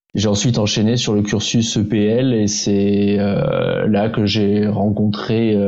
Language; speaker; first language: French; early bilingual, heritage; Czech